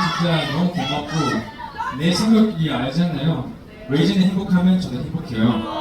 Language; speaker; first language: Korean; non-native, fluent; Chinese